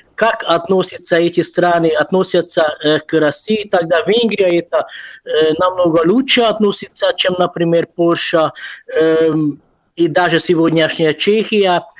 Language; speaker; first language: Russian; non-native, fluent; Hungarian